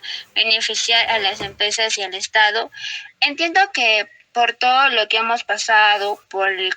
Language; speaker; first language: Spanish; native; Spanish